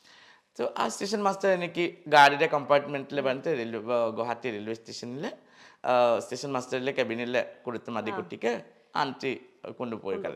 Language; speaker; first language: Malayalam; non-native, learner; Assamese